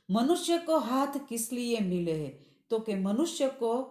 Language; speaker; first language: Hindi; non-native, local second language; Gujarati